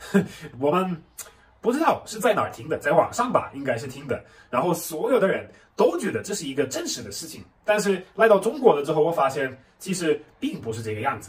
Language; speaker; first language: Chinese; non-native, fluent; German